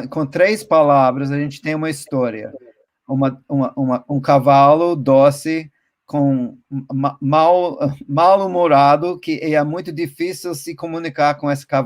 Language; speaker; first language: Portuguese; non-native, fluent; English